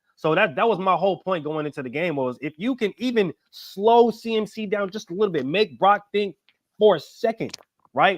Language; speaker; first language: English; native; English